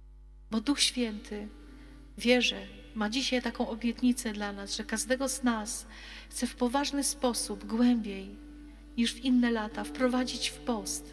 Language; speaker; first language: Polish; native; Polish